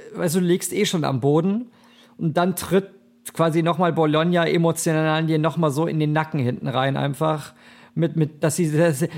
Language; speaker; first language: German; native; German